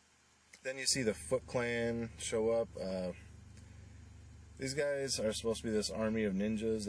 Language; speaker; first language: English; native; English